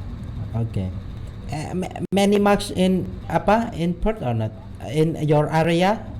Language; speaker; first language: English; non-native, learner; Indonesian